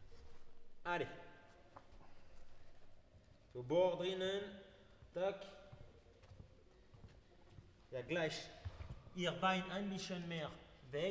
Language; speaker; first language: German; non-native, learner; French